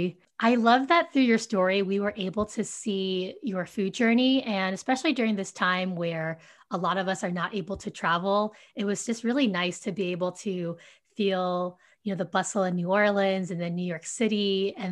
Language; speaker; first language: English; early bilingual, other home language; Vietnamese